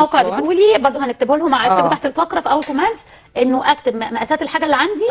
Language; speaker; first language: Arabic; native; Arabic